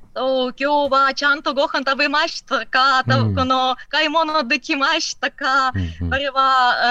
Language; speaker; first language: Japanese; non-native, learner; Ukrainian